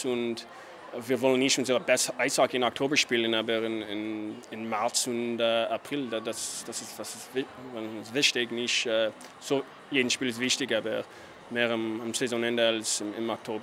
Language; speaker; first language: German; non-native, fluent; English